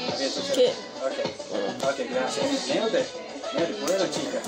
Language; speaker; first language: Spanish; non-native, learner; English